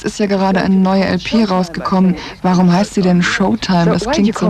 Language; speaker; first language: German; native; German